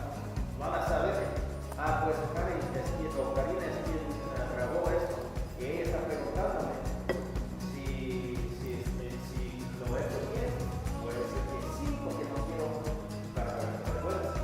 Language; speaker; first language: Spanish; non-native, fluent; English